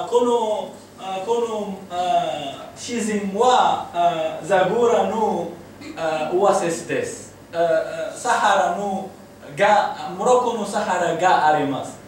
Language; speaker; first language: Japanese; non-native, learner; Arabic